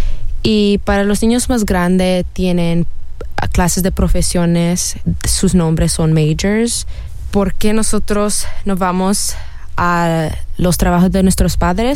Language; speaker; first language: Spanish; early bilingual, heritage; Spanish